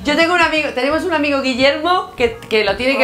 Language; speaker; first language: Spanish; native; Spanish